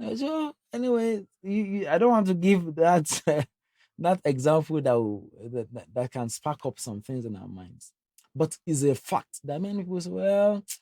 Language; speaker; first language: English; non-native, local second language; Yoruba